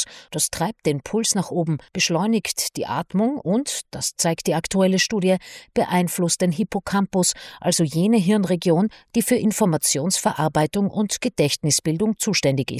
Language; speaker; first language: German; native; German